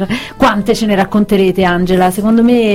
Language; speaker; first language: Italian; native; Italian